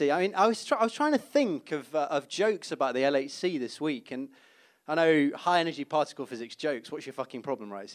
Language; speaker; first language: English; native; English